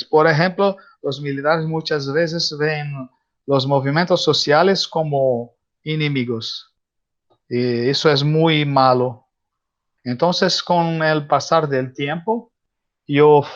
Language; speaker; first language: Spanish; non-native, learner; Portuguese